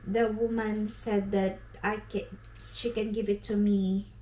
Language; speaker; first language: English; non-native, local second language; Filipino